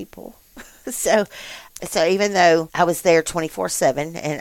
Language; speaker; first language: English; native; English